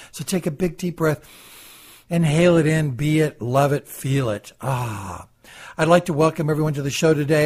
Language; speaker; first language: English; native; English